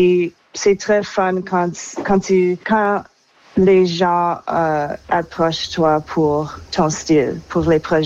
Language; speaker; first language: French; non-native, local second language; English